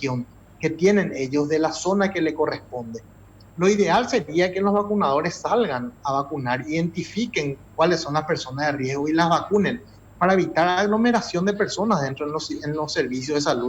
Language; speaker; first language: Spanish; native; Spanish